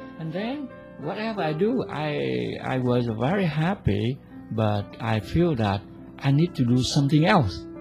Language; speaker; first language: English; non-native, fluent; Vietnamese